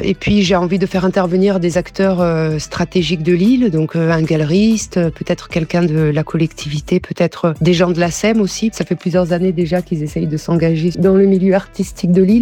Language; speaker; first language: French; early bilingual, other home language; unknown